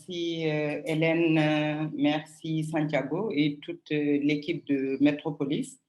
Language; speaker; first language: French; non-native, local second language; Wolof